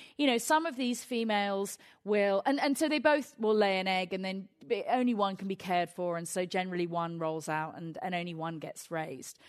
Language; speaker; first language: English; native; English